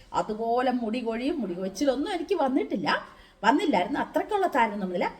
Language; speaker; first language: Malayalam; native; Malayalam